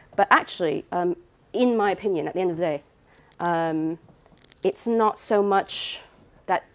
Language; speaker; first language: English; native; English